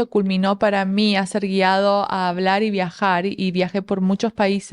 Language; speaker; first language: Spanish; native; Spanish